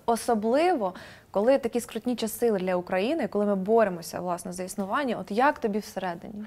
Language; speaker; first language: Ukrainian; native; Ukrainian